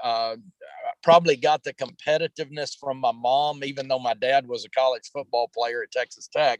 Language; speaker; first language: English; native; English